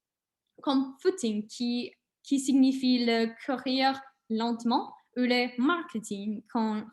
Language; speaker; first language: French; non-native, learner; English